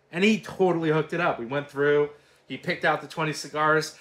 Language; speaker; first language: English; native; English